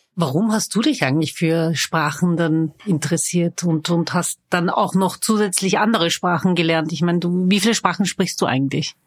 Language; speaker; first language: German; early bilingual, other home language; Zaza